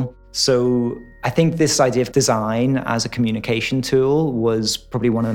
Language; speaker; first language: English; native; English